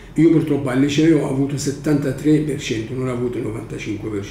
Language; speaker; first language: Italian; non-native, fluent; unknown